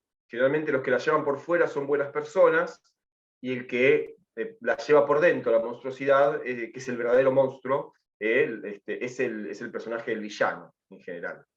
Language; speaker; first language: Spanish; native; Spanish